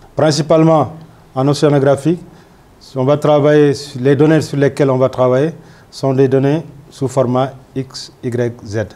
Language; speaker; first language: French; non-native, local second language; Wolof